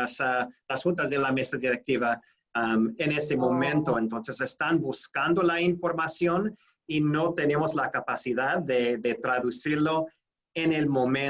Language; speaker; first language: Spanish; non-native, fluent; English